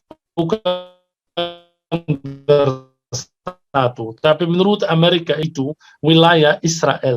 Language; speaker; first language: Indonesian; non-native, fluent; Arabic